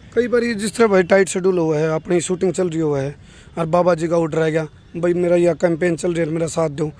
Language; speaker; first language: Hindi; native; Hindi